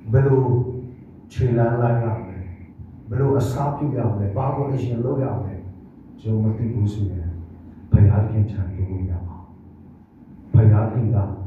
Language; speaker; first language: Burmese; non-native, local second language; Tedim Chin